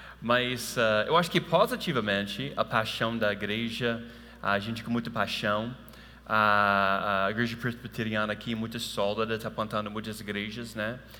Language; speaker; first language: Portuguese; non-native, fluent; English